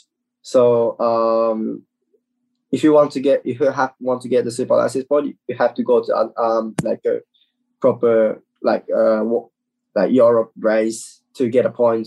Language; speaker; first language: English; non-native, learner; Japanese